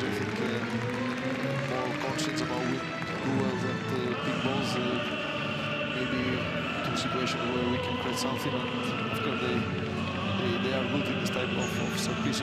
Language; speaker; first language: English; non-native, learner; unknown